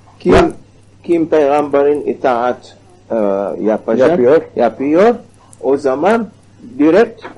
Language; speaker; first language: Turkish; non-native, learner; Arabic